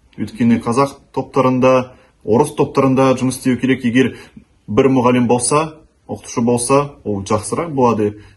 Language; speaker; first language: Kazakh; non-native, local second language; Russian